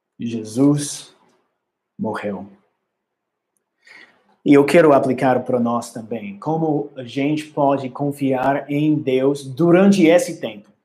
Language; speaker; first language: Portuguese; non-native, learner; English